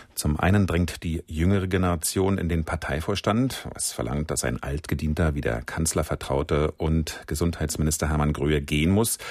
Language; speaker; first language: German; native; German